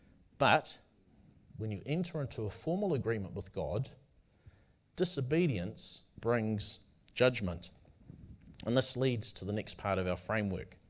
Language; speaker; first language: English; native; English